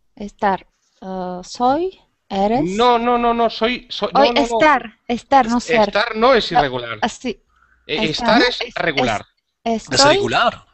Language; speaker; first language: Spanish; non-native, fluent; Slovak